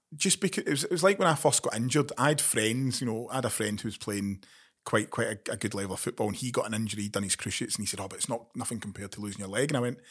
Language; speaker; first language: English; native; English